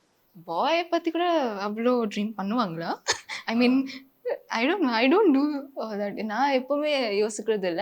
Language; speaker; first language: Tamil; non-native, fluent; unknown